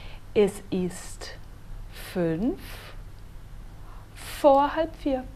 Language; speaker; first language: German; non-native, fluent; Portuguese